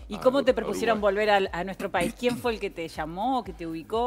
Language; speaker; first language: Spanish; native; Spanish